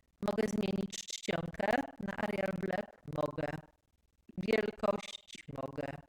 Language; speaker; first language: Polish; native; Polish